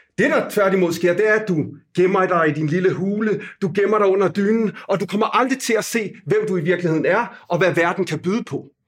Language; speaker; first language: Danish; non-native, fluent; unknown